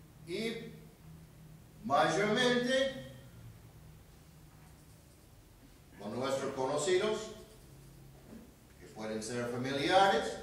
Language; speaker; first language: Spanish; non-native, fluent; English